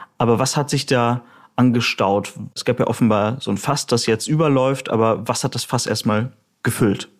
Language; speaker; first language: German; early bilingual, other home language; Russian